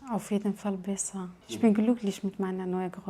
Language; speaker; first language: German; non-native, fluent; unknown